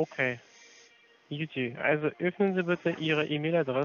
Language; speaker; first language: German; non-native, fluent; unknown